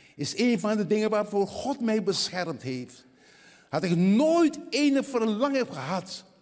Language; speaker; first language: Dutch; non-native, fluent; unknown